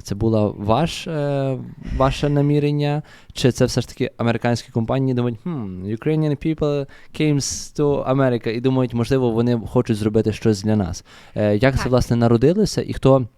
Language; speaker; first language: Ukrainian; native; Ukrainian